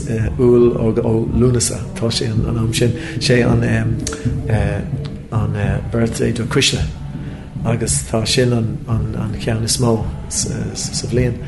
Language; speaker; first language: Irish; non-native, local second language; English